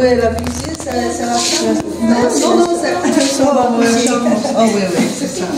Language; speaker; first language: French; non-native, fluent; Chinese